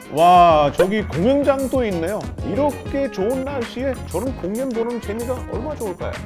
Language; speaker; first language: Korean; non-native, fluent; Hindi